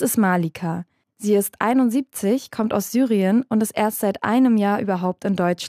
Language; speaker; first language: German; native; German